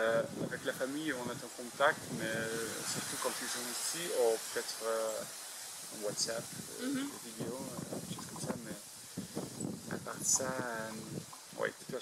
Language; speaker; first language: French; non-native, fluent; Dutch